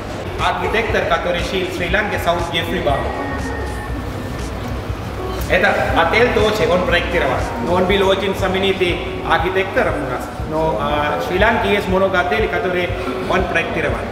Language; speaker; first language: Russian; non-native, learner; Sinhala